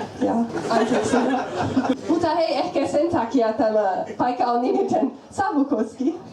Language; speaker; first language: Finnish; non-native, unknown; German